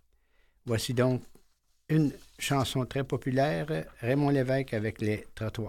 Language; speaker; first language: French; native; French